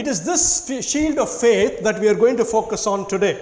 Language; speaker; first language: English; non-native, local second language; Tamil